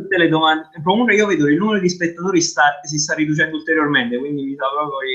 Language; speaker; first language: Italian; native; Italian